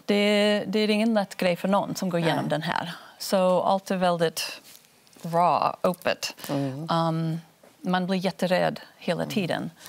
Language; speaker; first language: Swedish; non-native, fluent; Spanish